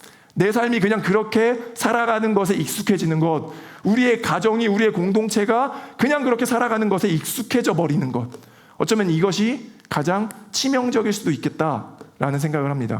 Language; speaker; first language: Korean; native; Korean